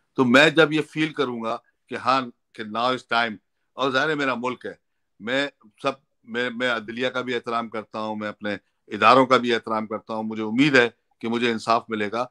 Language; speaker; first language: Urdu; native; Urdu